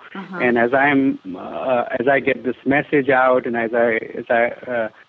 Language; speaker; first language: English; non-native, local second language; Hindi